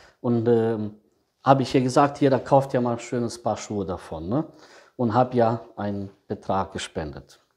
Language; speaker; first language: German; early bilingual, other home language; Serbian